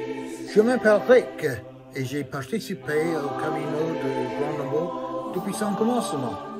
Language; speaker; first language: French; non-native, fluent; English